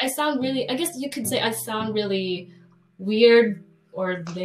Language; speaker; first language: English; non-native, local second language; Filipino